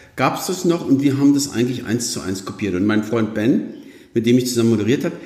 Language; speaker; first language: German; native; German